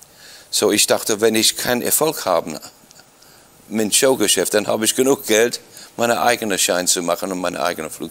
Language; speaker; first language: German; non-native, fluent; English